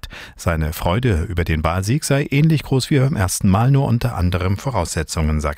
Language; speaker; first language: German; native; German